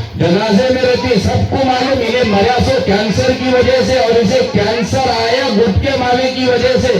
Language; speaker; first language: Urdu; native; Urdu